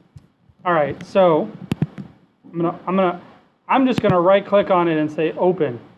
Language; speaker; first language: English; native; English